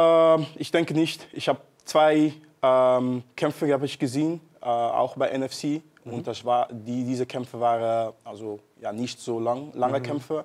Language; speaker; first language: German; non-native, learner; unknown